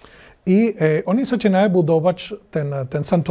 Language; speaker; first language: Polish; non-native, learner; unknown